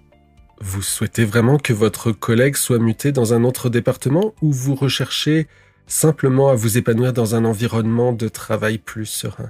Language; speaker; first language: French; native; French